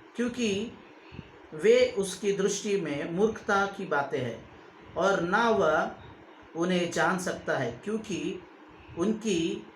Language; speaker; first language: Hindi; non-native, local second language; Kannada